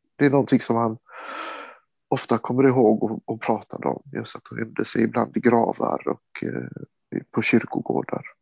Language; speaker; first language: Swedish; early bilingual, other home language; Romany